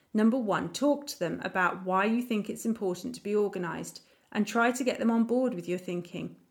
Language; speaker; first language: English; native; English